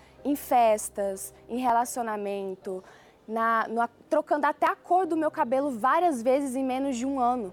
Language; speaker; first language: Portuguese; early bilingual, other home language; Chinese